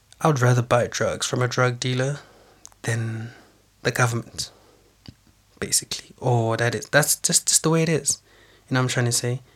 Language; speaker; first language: English; non-native, local second language; Zulu